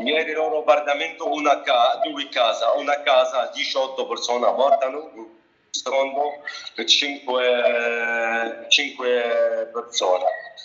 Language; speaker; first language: Italian; non-native, learner; Arabic